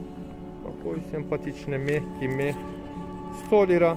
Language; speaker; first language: Russian; non-native, learner; Turkish